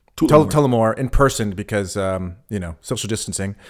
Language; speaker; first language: English; native; English